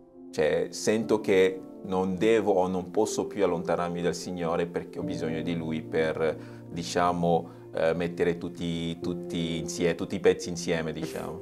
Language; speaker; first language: Italian; non-native, fluent; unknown